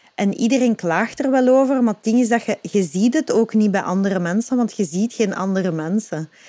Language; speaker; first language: Dutch; native; Dutch